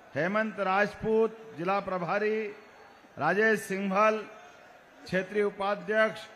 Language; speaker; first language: Hindi; native; Hindi